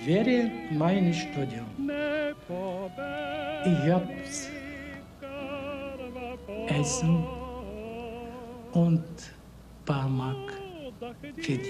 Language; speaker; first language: German; non-native, learner; Bulgarian